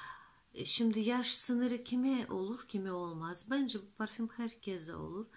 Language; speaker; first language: Turkish; non-native, fluent; Russian